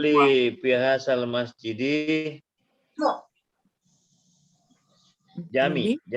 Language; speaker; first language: Arabic; non-native, learner; Indonesian